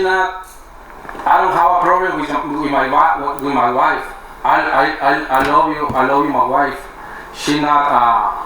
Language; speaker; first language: English; non-native, learner; Spanish